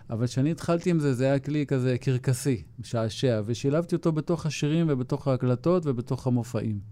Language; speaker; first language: Hebrew; native; Hebrew